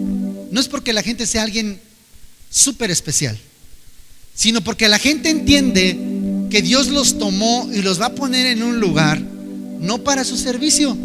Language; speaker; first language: Spanish; native; Spanish